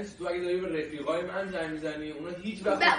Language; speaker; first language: Persian; native; Persian